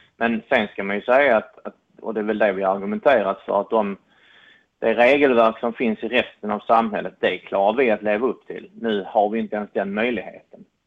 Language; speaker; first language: Swedish; native; Swedish